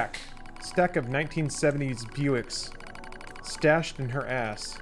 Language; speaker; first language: English; native; English